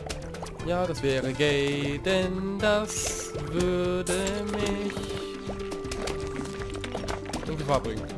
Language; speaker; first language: German; native; German